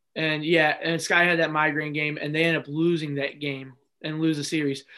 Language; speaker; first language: English; native; English